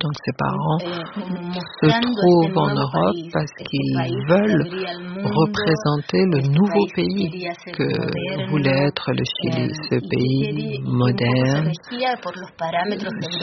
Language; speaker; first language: French; non-native, fluent; Spanish